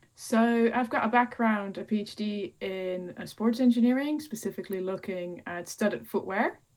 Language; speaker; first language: English; non-native, fluent; Dutch